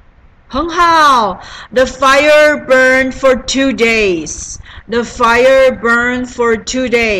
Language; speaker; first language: English; non-native, learner; Chinese